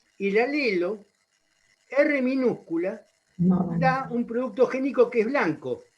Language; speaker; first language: Spanish; native; Spanish